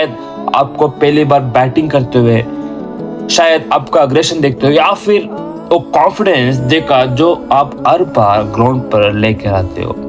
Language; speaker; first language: Hindi; non-native, local second language; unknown